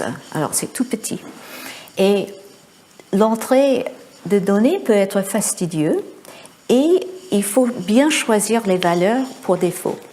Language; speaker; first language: French; non-native, fluent; English